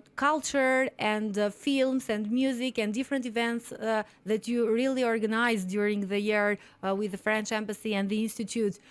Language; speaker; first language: English; non-native, fluent; Albanian